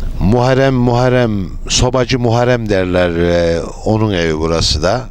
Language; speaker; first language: Turkish; native; Turkish